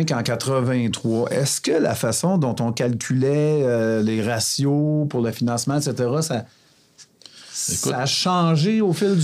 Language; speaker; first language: French; native; French